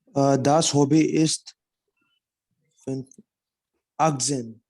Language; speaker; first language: German; non-native, learner; Hindi